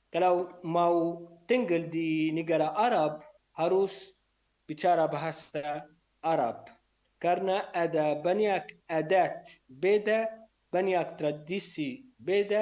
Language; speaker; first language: Indonesian; non-native, learner; Arabic